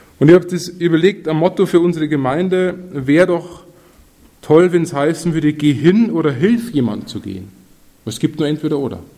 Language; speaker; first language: German; native; German